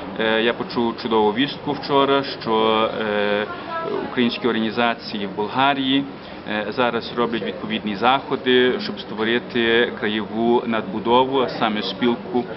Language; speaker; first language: Ukrainian; early bilingual, heritage; Ukrainian